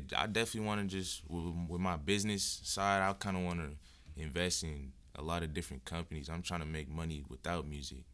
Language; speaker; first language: English; native; English